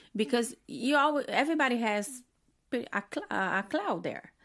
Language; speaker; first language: English; non-native, fluent; Portuguese